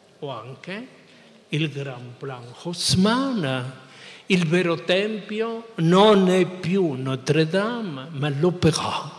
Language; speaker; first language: Italian; non-native, fluent; Spanish